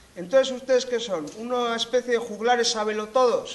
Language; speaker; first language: Spanish; non-native, local second language; Basque